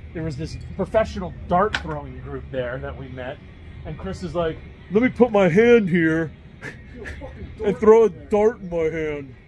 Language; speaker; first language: English; native; English